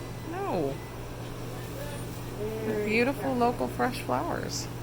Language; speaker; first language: English; native; English